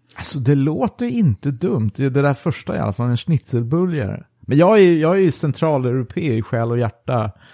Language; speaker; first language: Swedish; early bilingual, other home language; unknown